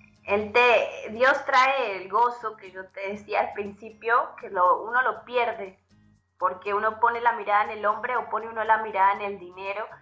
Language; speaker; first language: Spanish; native; Spanish